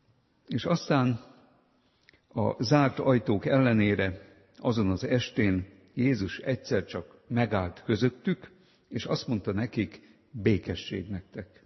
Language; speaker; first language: Hungarian; native; Hungarian